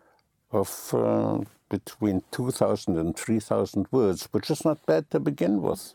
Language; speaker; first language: English; non-native, fluent; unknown